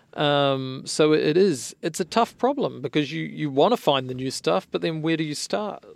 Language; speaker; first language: English; native; English